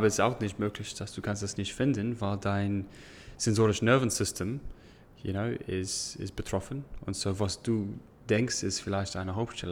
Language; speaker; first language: German; non-native, learner; English